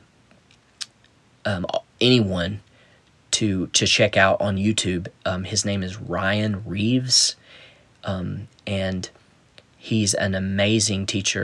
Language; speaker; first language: English; native; English